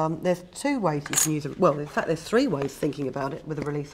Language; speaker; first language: English; native; English